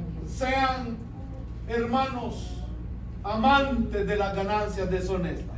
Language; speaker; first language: Spanish; native; Spanish